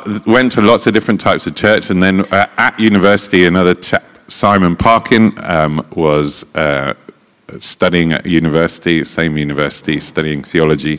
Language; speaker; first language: English; native; English